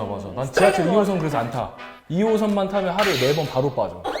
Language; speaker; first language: Korean; native; Korean